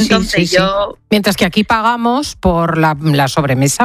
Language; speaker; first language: Spanish; native; Spanish